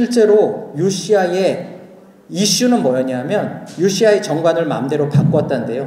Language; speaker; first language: Korean; native; Korean